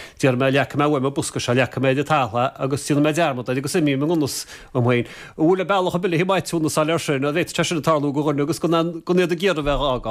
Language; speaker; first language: Irish; native; Irish